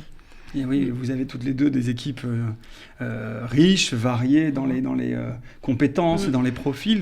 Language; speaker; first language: French; native; French